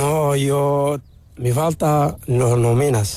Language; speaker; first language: Spanish; non-native, learner; Arabic